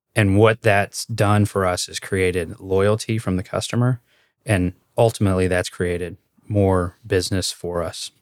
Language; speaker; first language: English; native; English